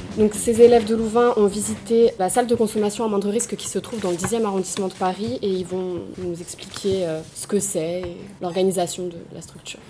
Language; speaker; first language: French; native; French